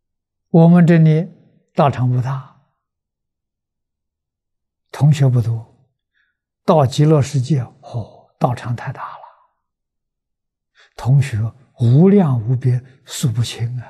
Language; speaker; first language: Chinese; native; Chinese